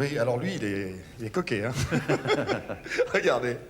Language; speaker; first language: French; native; French